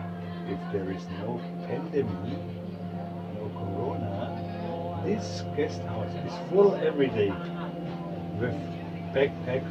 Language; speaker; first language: English; non-native, fluent; German